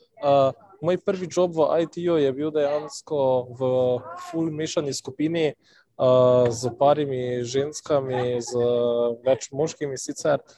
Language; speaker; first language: Slovenian; non-native, local second language; Albanian